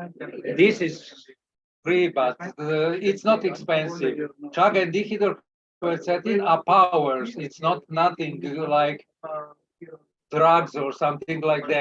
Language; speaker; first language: English; non-native, learner; Serbian